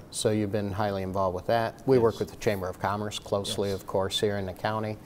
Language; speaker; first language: English; native; English